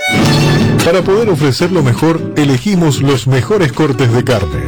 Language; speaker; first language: Spanish; native; Spanish